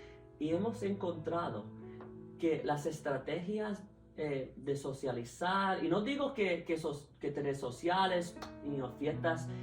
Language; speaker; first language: Spanish; early bilingual, heritage; Spanish